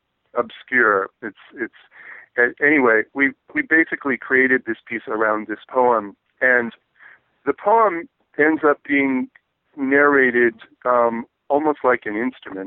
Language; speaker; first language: English; native; English